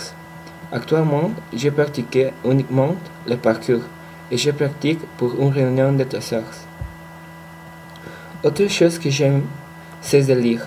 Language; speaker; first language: French; non-native, learner; Spanish